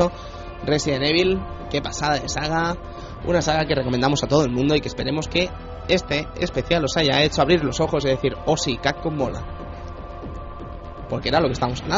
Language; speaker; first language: Spanish; native; Spanish